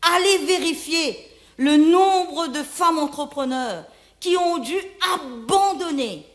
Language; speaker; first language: French; non-native, local second language; Morisyen